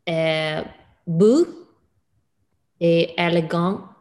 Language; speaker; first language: French; non-native, learner; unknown